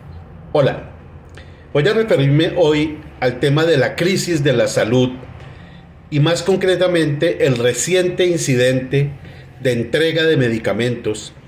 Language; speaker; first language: Spanish; native; Spanish